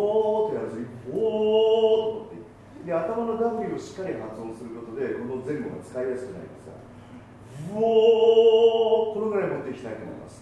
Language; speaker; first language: Japanese; native; Japanese